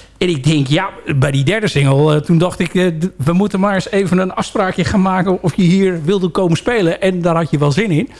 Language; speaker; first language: Dutch; native; Dutch